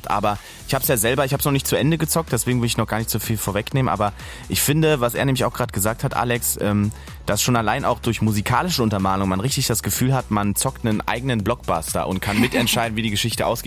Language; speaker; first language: German; native; German